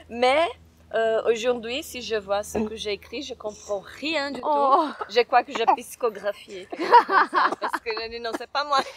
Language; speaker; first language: French; non-native, fluent; Portuguese